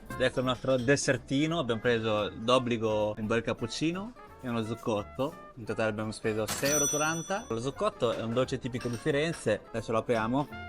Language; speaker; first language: Italian; early bilingual, other home language; Chinese